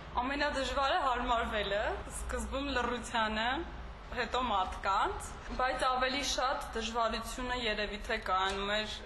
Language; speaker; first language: Armenian; native; Armenian